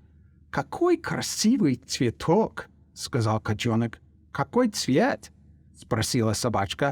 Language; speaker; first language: Russian; non-native, fluent; English